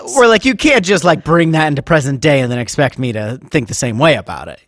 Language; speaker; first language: English; native; English